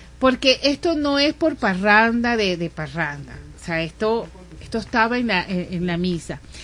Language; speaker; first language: Spanish; native; Spanish